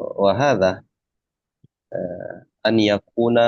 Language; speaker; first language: Arabic; non-native, learner; Indonesian